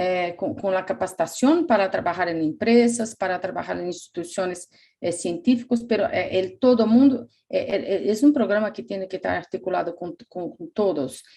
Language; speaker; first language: Spanish; non-native, fluent; Portuguese